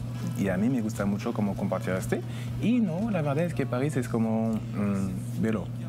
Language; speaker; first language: Spanish; non-native, fluent; French